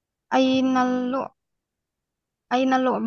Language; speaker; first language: Arabic; non-native, learner; Indonesian